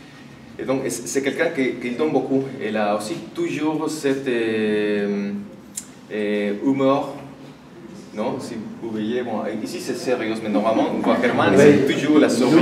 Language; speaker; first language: French; non-native, fluent; Spanish